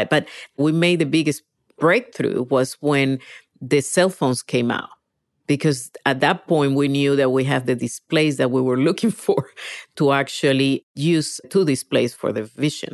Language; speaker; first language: English; non-native, fluent; Spanish